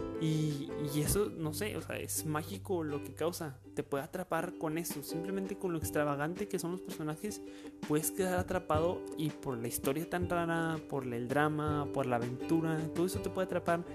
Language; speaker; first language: Spanish; native; Spanish